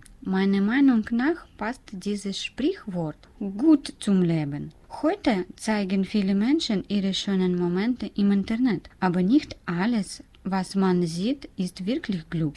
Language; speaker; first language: German; non-native, learner; Russian